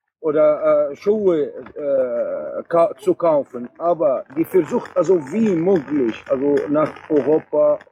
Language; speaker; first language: German; non-native, learner; Arabic